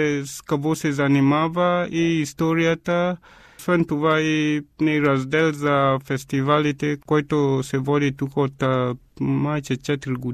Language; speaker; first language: Bulgarian; non-native, fluent; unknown